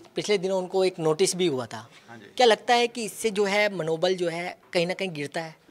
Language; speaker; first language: Hindi; native; Hindi